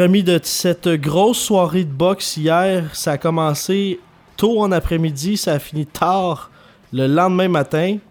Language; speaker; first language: French; native; French